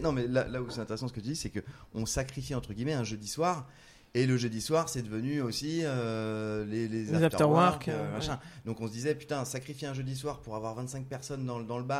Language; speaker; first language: French; native; French